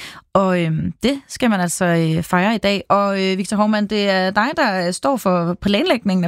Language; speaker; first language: Danish; native; Danish